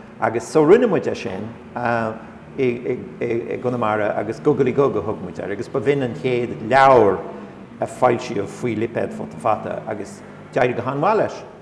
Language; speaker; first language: Irish; non-native, local second language; English